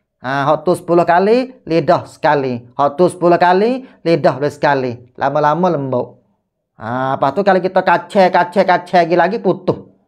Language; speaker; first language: Malay; native; Malay